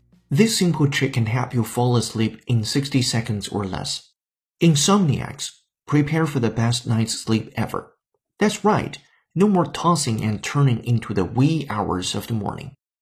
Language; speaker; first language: English; non-native, fluent; Chinese